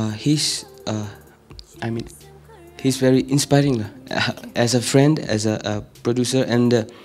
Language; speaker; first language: English; non-native, fluent; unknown